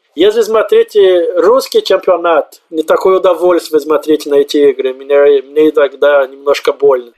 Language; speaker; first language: Russian; non-native, fluent; Portuguese